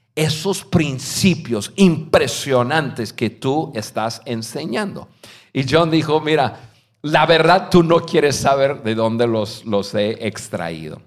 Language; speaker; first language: Spanish; non-native, fluent; English